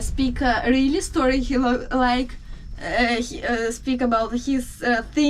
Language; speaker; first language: English; non-native, learner; Russian